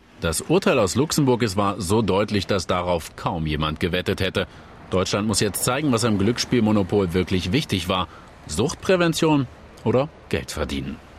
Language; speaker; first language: German; native; German